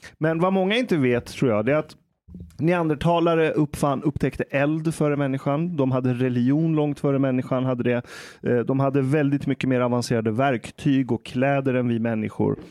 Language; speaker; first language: Swedish; early bilingual, other home language; Persian